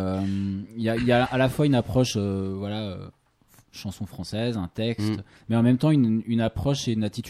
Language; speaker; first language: French; native; French